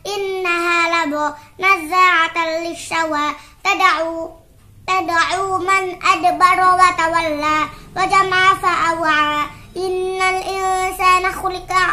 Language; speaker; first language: Arabic; non-native, learner; Indonesian